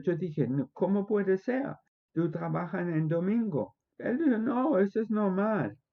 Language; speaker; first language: Spanish; non-native, fluent; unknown